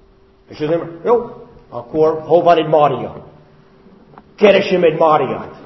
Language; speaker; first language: Hungarian; non-native, fluent; English